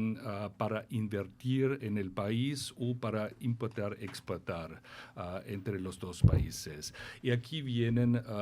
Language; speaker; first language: Spanish; non-native, fluent; German